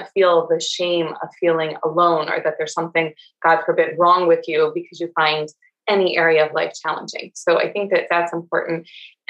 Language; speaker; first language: English; native; English